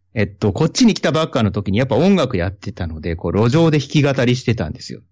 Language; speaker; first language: Japanese; native; Japanese